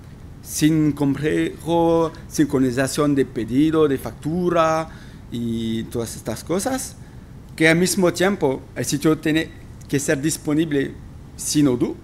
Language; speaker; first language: Spanish; non-native, fluent; French